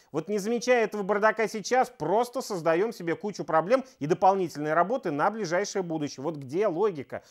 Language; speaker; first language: Russian; native; Russian